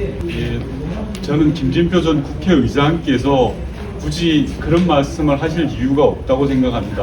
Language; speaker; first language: Korean; native; Korean